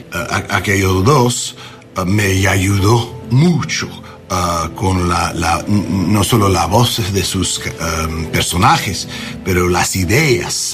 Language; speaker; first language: Spanish; non-native, learner; English